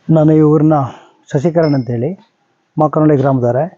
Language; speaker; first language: Kannada; native; Kannada